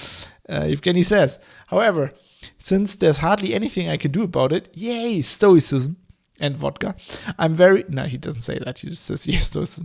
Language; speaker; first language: English; non-native, fluent; German